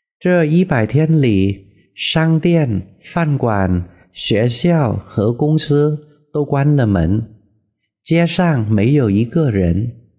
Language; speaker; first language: Chinese; non-native, fluent; Vietnamese